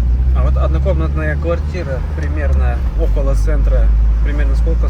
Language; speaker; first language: Russian; native; Russian